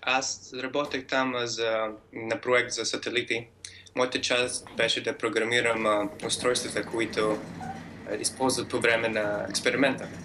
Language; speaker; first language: Bulgarian; early bilingual, heritage; Bulgarian